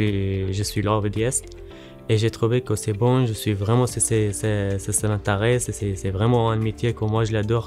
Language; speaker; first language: French; non-native, learner; Arabic